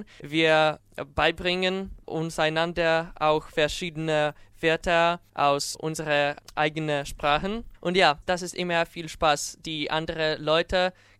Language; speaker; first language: German; non-native, fluent; Polish